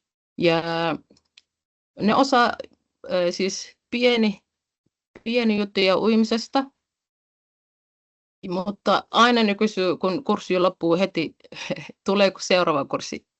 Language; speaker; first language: Finnish; non-native, fluent; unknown